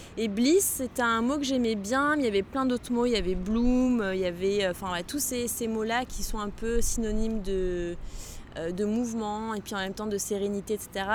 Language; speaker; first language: French; non-native, local second language; Arabic